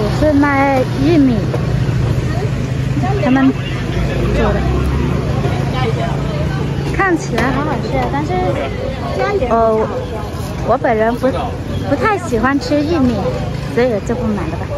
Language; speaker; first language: Chinese; non-native, learner; Vietnamese